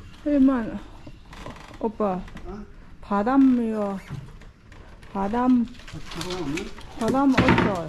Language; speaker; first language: Korean; non-native, learner; Lao